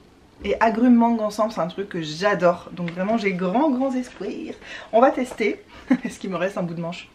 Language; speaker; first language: French; native; French